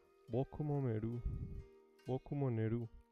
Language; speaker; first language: Japanese; non-native, learner; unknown